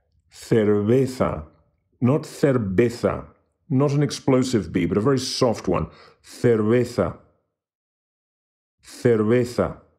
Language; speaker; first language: English; native; English